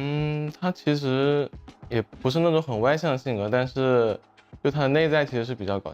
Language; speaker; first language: Chinese; native; Chinese